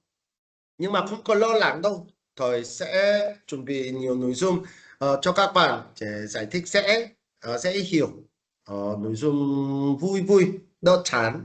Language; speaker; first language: Vietnamese; non-native, fluent; Korean